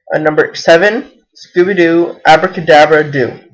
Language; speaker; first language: English; native; English